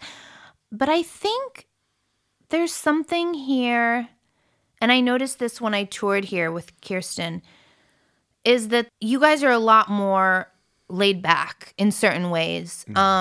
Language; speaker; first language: English; early bilingual, other home language; French